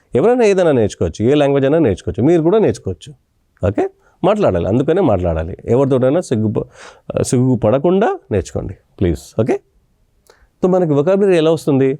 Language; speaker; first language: Telugu; non-native, local second language; English